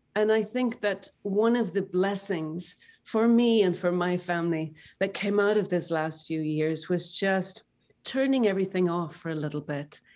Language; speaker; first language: English; native; English